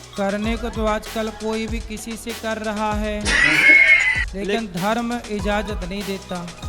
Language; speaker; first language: Hindi; native; Hindi